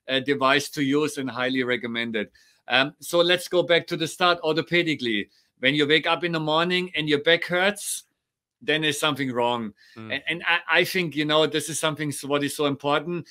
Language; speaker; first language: English; non-native, fluent; German